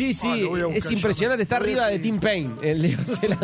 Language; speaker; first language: Spanish; native; Spanish